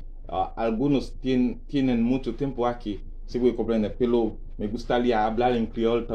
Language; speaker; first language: Spanish; non-native, learner; Haitian Creole